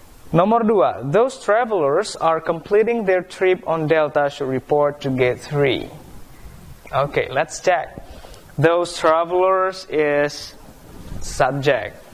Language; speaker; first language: English; non-native, fluent; Indonesian